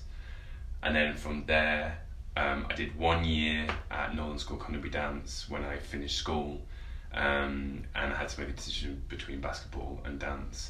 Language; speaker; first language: English; native; English